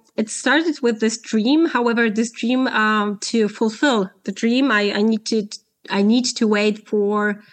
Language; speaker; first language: English; non-native, fluent; Polish